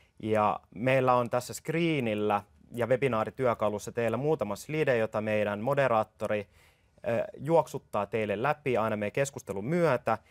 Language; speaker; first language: Finnish; native; Finnish